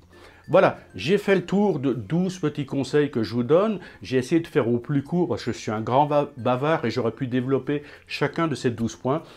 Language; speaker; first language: French; native; French